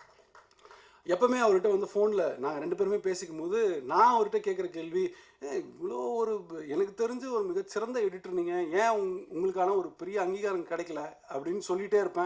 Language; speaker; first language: Tamil; native; Tamil